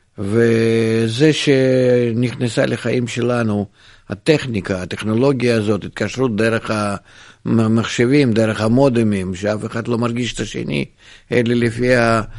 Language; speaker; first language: Hebrew; non-native, fluent; Russian